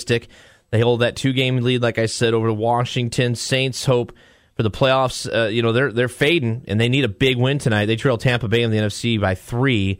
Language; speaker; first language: English; native; English